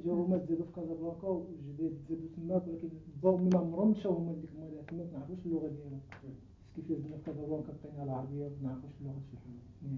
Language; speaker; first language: Dutch; non-native, learner; Arabic